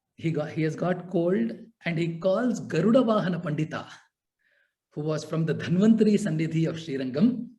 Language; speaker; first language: English; non-native, local second language; Kannada